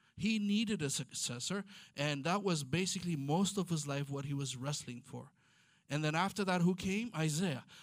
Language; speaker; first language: English; non-native, fluent; Amharic